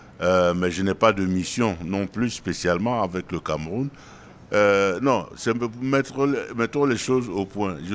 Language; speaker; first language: French; non-native, local second language; Duala